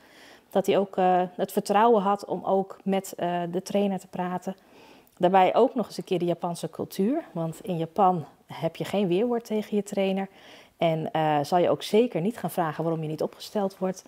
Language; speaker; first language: Dutch; native; Dutch